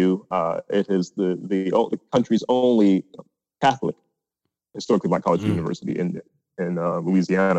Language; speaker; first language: English; native; English